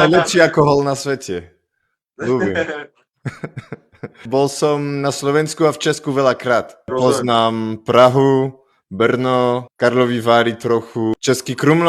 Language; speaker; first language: Slovak; non-native, learner; French